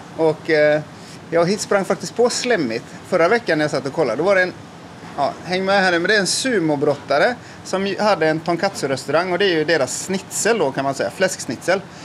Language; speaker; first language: Swedish; native; Swedish